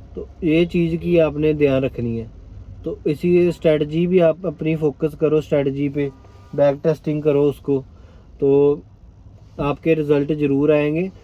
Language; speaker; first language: Hindi; non-native, local second language; Punjabi